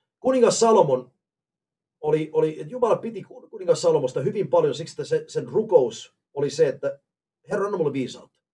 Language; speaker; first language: Finnish; early bilingual, heritage; Finnish